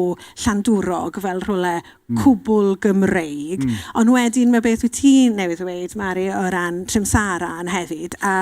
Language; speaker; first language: Welsh; native; Welsh